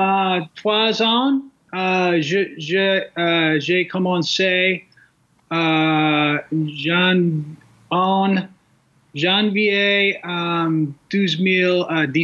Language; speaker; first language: French; non-native, learner; English